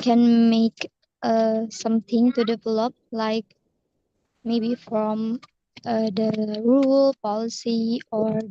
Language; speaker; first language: English; non-native, learner; Indonesian